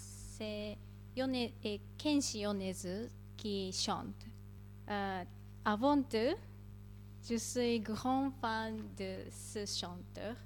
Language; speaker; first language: French; non-native, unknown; Japanese